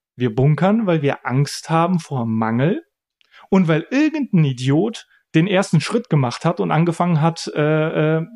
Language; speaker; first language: German; early bilingual, other home language; Bulgarian